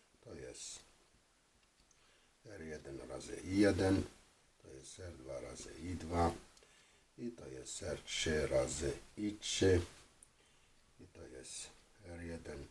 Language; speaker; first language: Polish; non-native, fluent; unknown